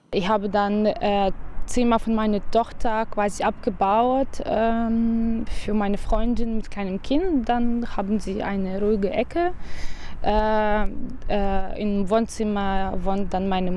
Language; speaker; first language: German; non-native, fluent; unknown